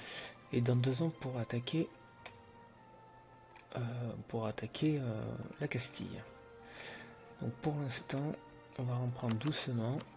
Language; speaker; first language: French; native; French